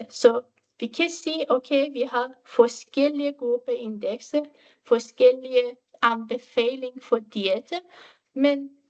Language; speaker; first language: Danish; non-native, fluent; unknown